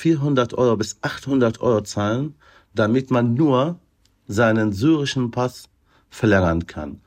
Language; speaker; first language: German; non-native, fluent; Arabic